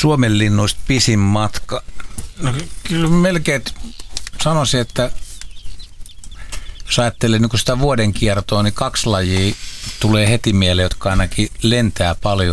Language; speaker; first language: Finnish; native; Finnish